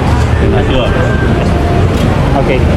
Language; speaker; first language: Vietnamese; non-native, learner; Filipino